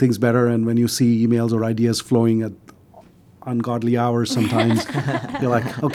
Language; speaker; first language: English; non-native, local second language; Hindi